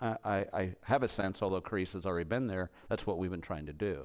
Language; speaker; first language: English; native; English